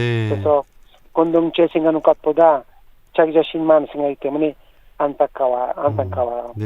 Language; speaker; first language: Korean; non-native, learner; Italian